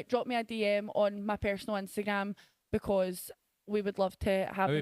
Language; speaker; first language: English; native; English